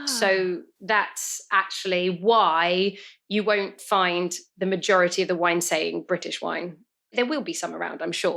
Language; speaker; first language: English; native; English